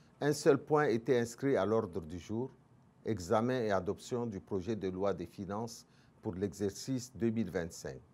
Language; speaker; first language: French; non-native, local second language; Arabic